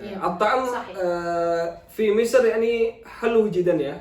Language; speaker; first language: Arabic; non-native, learner; Indonesian